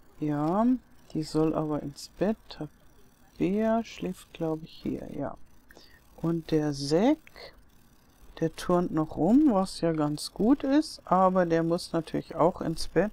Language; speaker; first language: German; native; German